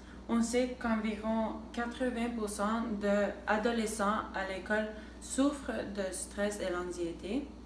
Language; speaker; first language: French; non-native, local second language; English